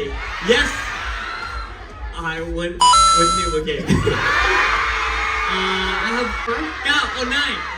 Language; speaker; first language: English; non-native, learner; Thai